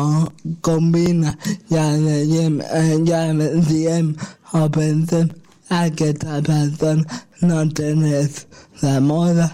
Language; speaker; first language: Catalan; non-native, local second language; Spanish